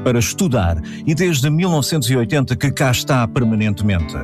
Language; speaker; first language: Portuguese; native; Portuguese